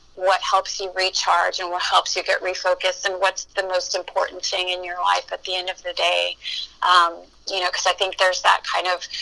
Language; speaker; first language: English; early bilingual, other home language; Spanish